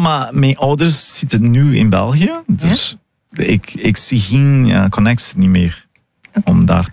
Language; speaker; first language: Dutch; early bilingual, heritage; Portuguese